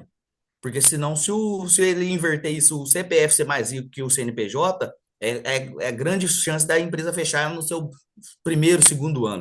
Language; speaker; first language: Portuguese; native; Portuguese